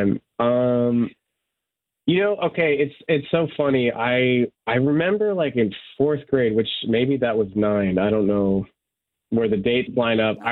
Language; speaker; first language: English; non-native, local second language; Serbian